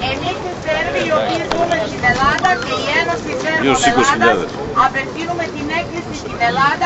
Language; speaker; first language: Greek; non-native, fluent; Serbian